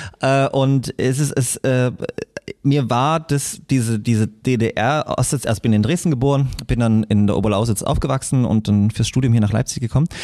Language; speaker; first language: German; native; German